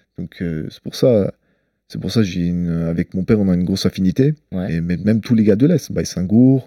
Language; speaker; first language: French; early bilingual, other home language; Chechen